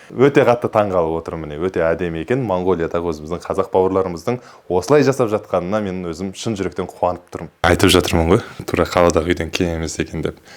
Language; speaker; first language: Kazakh; native; Kazakh